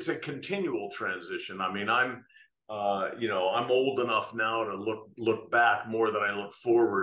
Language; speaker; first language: English; native; English